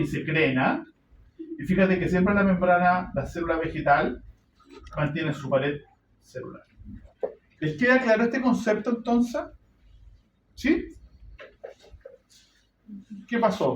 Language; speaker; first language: Spanish; native; Spanish